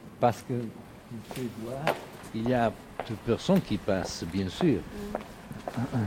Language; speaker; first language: French; non-native, learner; Italian